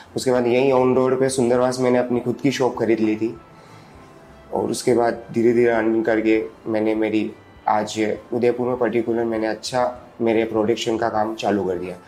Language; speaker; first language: Hindi; native; Hindi